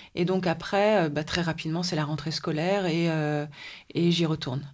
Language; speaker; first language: French; native; French